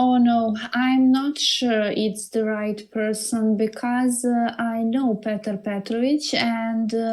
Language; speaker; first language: English; non-native, learner; Serbian